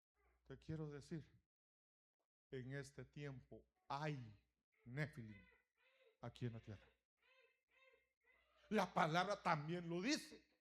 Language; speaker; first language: Spanish; native; Spanish